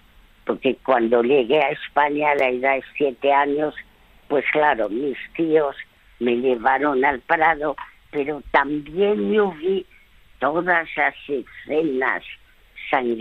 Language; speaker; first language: Spanish; early bilingual, other home language; French